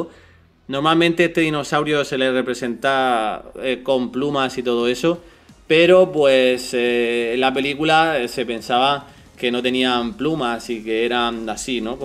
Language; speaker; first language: Spanish; native; Spanish